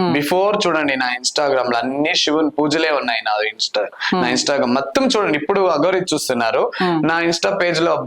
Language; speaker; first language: Telugu; non-native, local second language; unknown